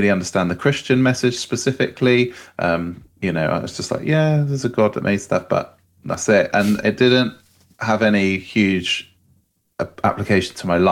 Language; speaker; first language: English; native; English